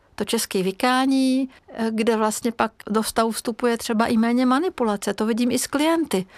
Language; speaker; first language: Czech; non-native, fluent; Hungarian